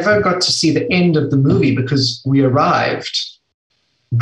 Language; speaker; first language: English; native; English